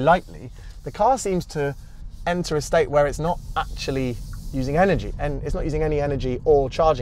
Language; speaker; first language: English; native; English